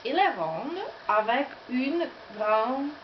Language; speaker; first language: French; non-native, learner; Czech